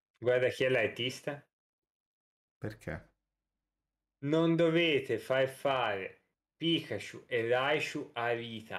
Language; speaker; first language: Italian; native; Italian